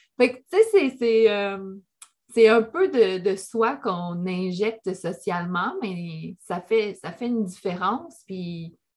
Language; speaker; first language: French; native; French